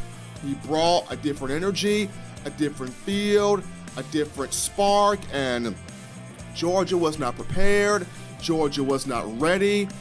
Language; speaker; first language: English; native; English